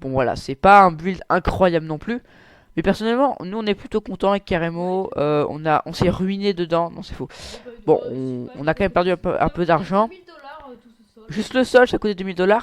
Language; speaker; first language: French; native; French